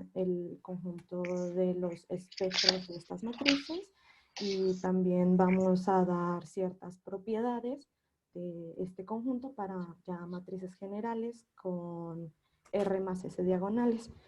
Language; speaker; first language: Spanish; native; Spanish